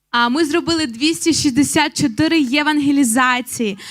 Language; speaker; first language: Ukrainian; native; Ukrainian